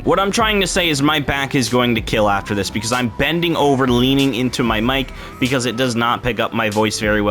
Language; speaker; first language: English; native; English